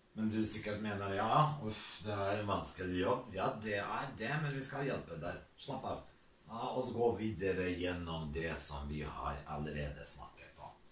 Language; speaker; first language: Norwegian; non-native, fluent; Serbian